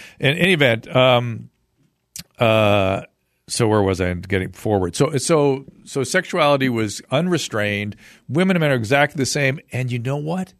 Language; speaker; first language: English; native; English